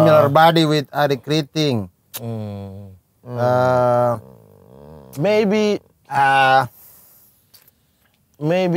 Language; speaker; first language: English; non-native, learner; Indonesian